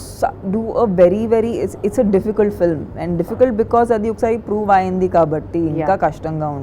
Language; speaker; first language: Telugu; non-native, fluent; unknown